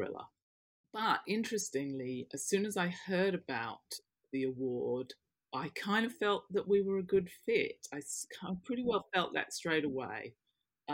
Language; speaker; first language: English; native; English